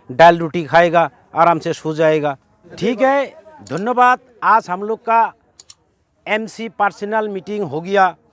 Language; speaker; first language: Hindi; non-native, local second language; Bangla